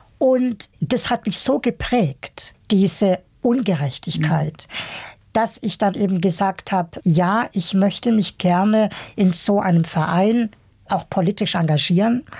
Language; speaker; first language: German; early bilingual, other home language; Bosnian